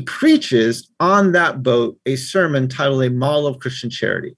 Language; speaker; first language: English; native; English